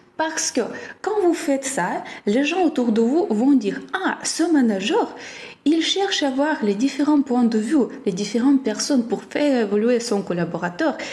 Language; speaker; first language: French; non-native, fluent; Ukrainian